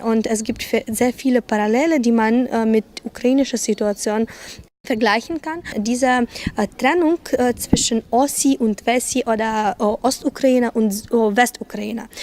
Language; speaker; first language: German; non-native, fluent; Ukrainian